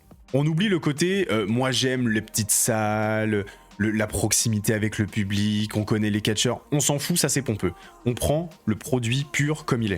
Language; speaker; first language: French; native; French